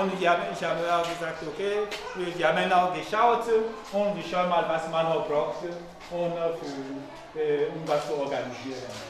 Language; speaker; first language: German; non-native, fluent; Ewe